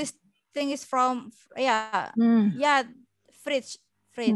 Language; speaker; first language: English; non-native, learner; Indonesian